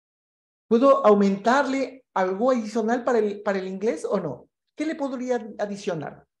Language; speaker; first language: Spanish; native; Spanish